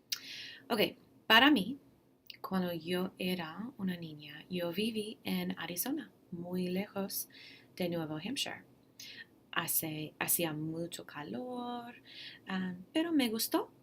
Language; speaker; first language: Spanish; non-native, fluent; English